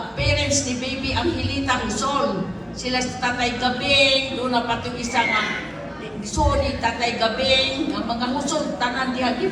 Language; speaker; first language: Cebuano; non-native, local second language; Chavacano